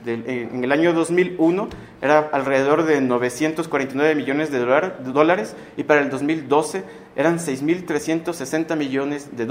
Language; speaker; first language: Spanish; native; Spanish